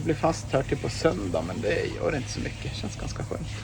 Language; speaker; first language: Swedish; native; Swedish